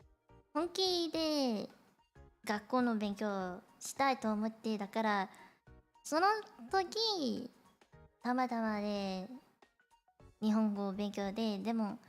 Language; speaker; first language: Japanese; non-native, learner; Cantonese